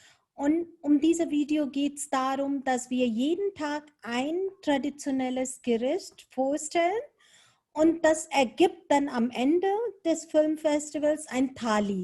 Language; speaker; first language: German; non-native, fluent; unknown